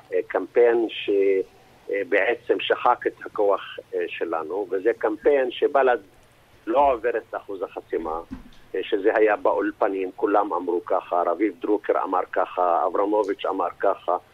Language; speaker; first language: Hebrew; non-native, local second language; Arabic